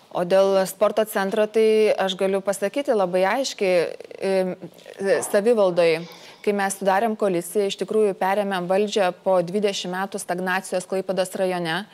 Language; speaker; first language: Lithuanian; native; Lithuanian